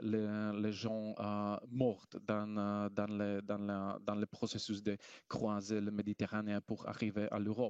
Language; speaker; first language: French; non-native, fluent; Slovak